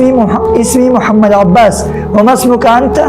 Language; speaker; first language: Arabic; non-native, learner; Urdu